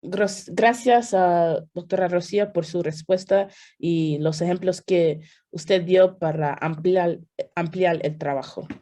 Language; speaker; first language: Spanish; early bilingual, heritage; Spanish